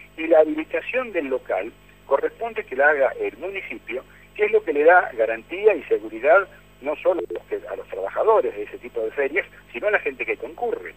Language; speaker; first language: Spanish; native; Spanish